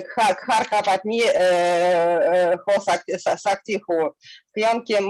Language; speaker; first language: Hindi; non-native, learner; Russian